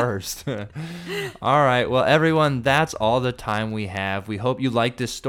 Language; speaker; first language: English; native; English